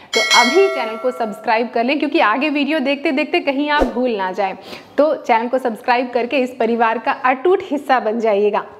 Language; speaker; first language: Hindi; native; Hindi